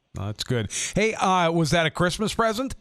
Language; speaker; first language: English; native; English